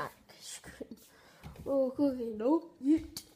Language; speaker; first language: English; native; English